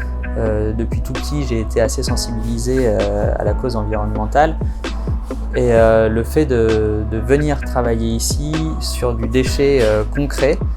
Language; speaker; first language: French; native; French